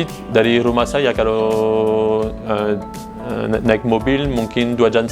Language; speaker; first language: Indonesian; non-native, fluent; French